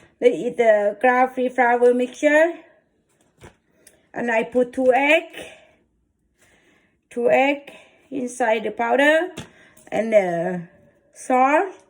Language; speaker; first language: English; non-native, learner; Thai